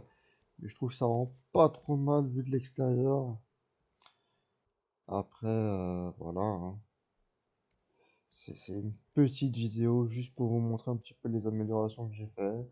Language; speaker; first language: French; native; French